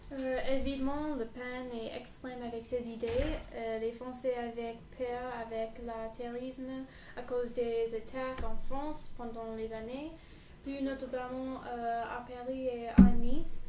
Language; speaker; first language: French; non-native, learner; English